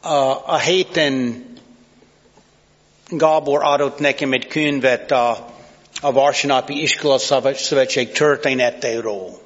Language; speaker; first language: Hungarian; non-native, fluent; English